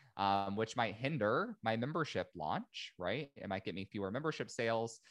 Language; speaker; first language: English; native; English